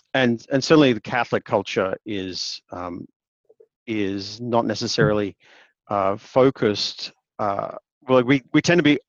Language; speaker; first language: English; native; English